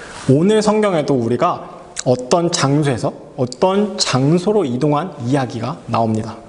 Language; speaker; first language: Korean; native; Korean